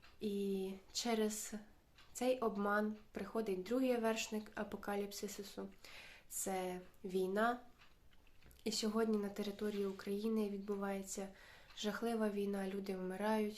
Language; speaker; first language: Ukrainian; native; Ukrainian